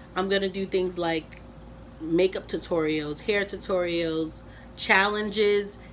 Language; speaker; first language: English; native; English